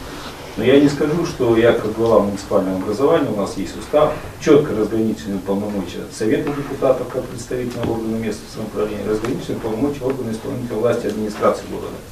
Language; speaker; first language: Russian; native; Russian